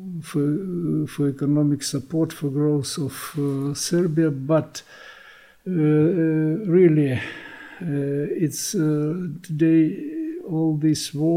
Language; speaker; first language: English; non-native, learner; Ukrainian